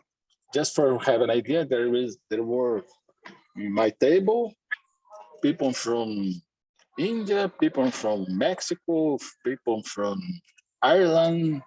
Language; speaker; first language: English; non-native, learner; Portuguese